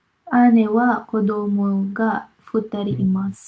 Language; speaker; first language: Japanese; non-native, learner; Filipino